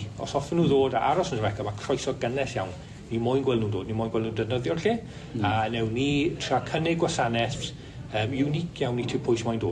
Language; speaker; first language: Welsh; native; Welsh